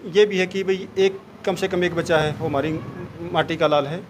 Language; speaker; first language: Hindi; native; Hindi